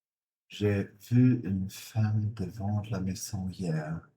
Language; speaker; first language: French; non-native, learner; English